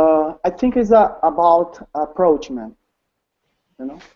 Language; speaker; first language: English; non-native, learner; Portuguese